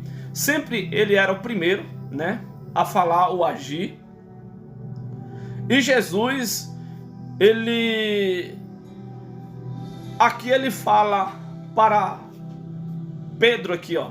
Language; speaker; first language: Portuguese; native; Portuguese